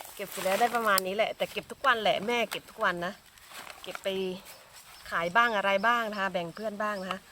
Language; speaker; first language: Thai; native; Thai